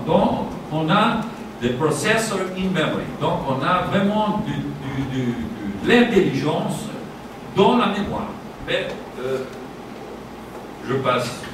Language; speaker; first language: French; non-native, fluent; Portuguese